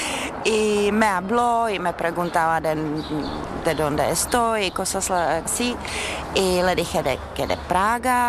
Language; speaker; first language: Spanish; non-native, learner; Czech